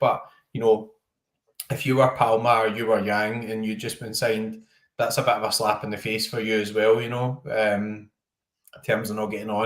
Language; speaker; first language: English; native; English